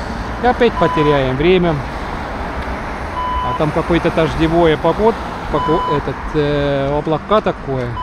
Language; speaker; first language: Russian; non-native, local second language; Estonian